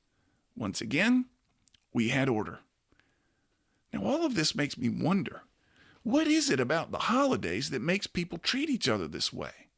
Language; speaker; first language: English; native; English